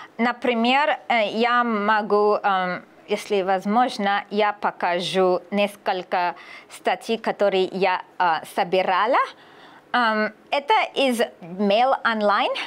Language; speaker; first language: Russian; non-native, learner; English